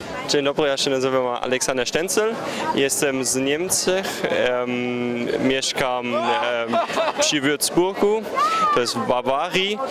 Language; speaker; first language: Polish; early bilingual, heritage; German